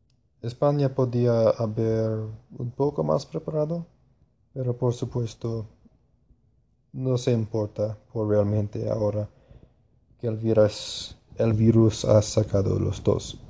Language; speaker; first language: Spanish; non-native, learner; English